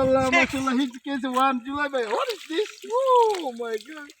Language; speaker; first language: English; non-native, learner; Filipino